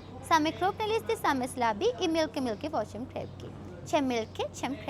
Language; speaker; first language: Russian; non-native, learner; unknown